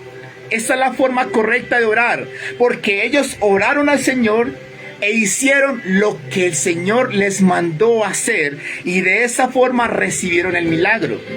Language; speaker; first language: Spanish; native; Spanish